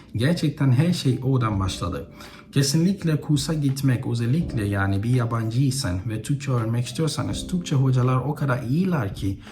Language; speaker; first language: Turkish; non-native, fluent; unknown